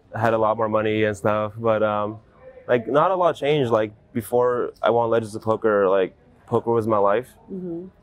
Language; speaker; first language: English; native; English